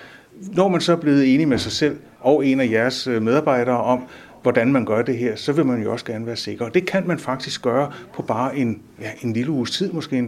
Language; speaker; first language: Danish; native; Danish